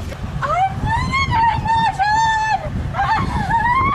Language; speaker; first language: German; non-native, learner; English